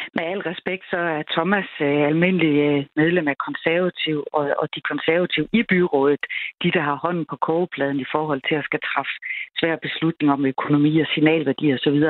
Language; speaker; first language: Danish; native; Danish